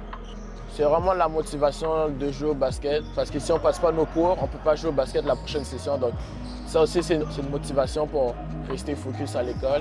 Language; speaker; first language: French; native; French